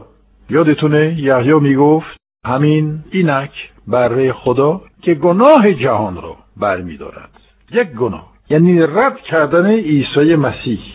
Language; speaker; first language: Persian; non-native, fluent; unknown